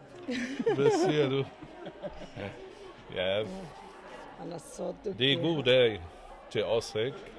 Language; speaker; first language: Danish; non-native, learner; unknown